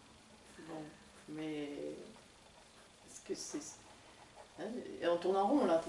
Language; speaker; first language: French; native; French